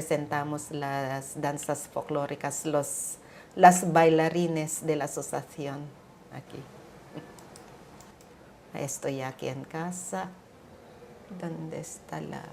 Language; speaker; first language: Spanish; non-native, learner; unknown